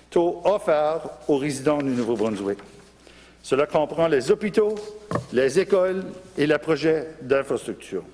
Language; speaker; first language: French; non-native, local second language; English